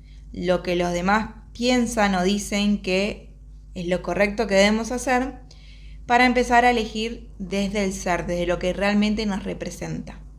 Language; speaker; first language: Spanish; native; Spanish